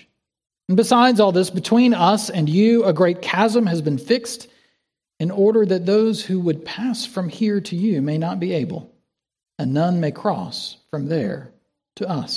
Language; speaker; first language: English; native; English